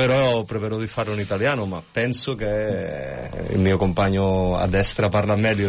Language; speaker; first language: Italian; non-native, fluent; Catalan